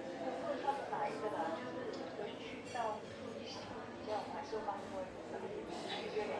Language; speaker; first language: Chinese; native; Chinese